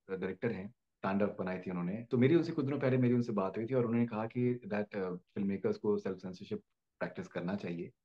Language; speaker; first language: Hindi; native; Hindi